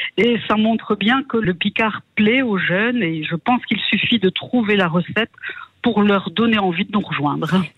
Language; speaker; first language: French; native; French